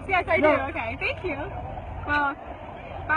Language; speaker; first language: English; native; English